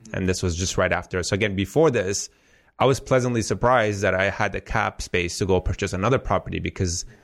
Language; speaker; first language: English; early bilingual, heritage; Persian